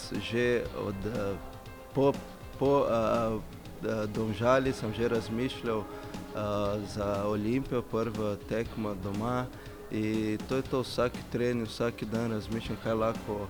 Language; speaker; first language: Slovenian; non-native, fluent; Portuguese